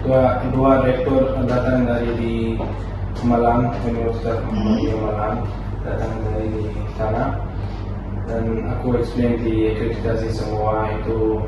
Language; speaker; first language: Indonesian; non-native, learner; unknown